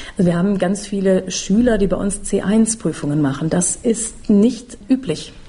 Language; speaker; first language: German; native; German